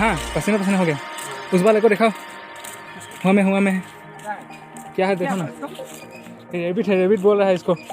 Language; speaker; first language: Hindi; non-native, local second language; Assamese